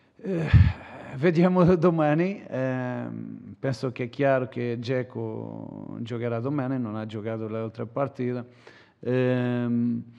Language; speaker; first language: Italian; non-native, learner; Portuguese